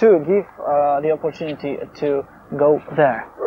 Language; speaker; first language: English; non-native, fluent; Polish